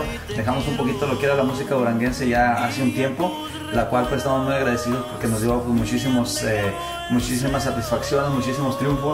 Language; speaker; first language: Spanish; native; Spanish